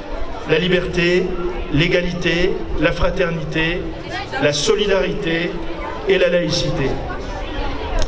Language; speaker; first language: French; native; French